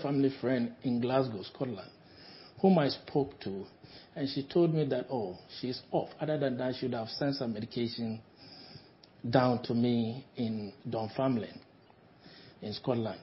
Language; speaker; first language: English; non-native, local second language; Akan